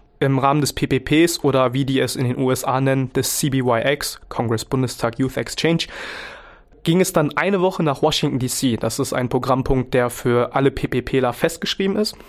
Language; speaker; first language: German; early bilingual, other home language; Vietnamese